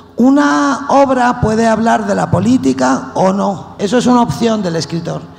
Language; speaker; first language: Spanish; native; Spanish